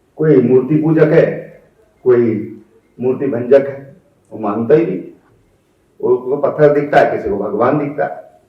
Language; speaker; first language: Hindi; native; Hindi